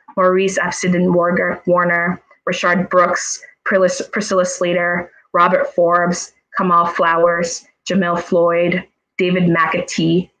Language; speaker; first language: Italian; non-native, fluent; English